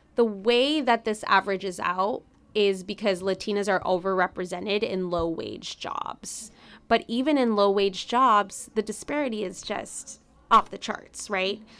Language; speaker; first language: English; early bilingual, other home language; Spanish